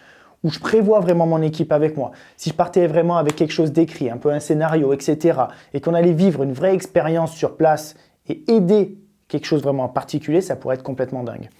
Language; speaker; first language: French; native; French